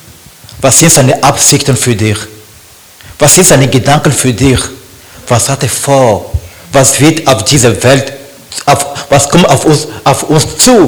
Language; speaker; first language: German; non-native, learner; French